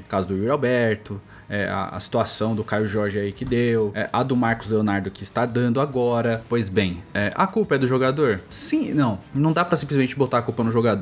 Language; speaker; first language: Portuguese; native; Portuguese